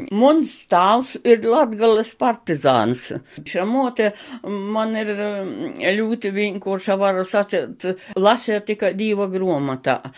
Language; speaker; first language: Latvian; native; Latvian